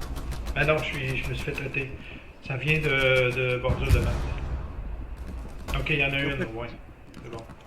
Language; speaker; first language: French; native; French